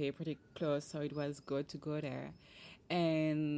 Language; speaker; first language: English; non-native, fluent; French